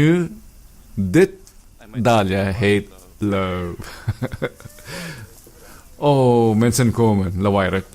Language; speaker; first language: Dutch; non-native, fluent; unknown